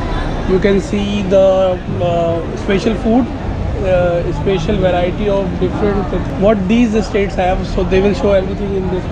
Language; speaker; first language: English; non-native, local second language; Hindi